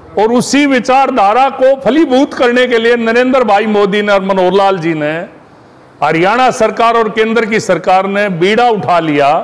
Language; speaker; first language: Hindi; native; Hindi